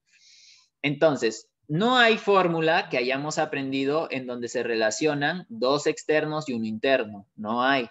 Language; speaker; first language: Spanish; native; Spanish